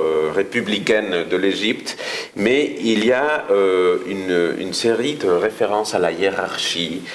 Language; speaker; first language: French; non-native, fluent; Spanish